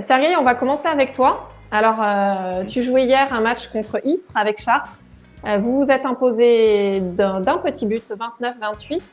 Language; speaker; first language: French; native; French